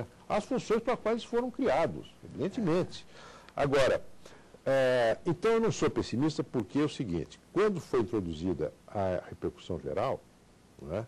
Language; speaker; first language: Portuguese; native; Portuguese